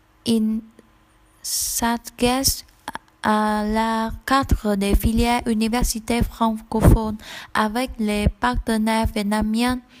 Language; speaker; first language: French; non-native, learner; Vietnamese